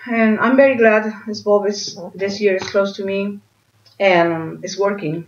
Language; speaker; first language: English; non-native, learner; Spanish